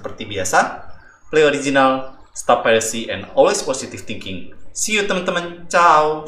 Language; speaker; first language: English; non-native, learner; Indonesian